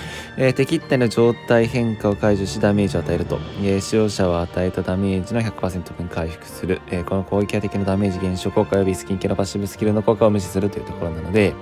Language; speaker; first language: Japanese; native; Japanese